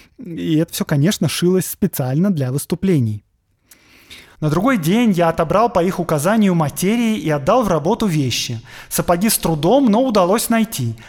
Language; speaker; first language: Russian; native; Russian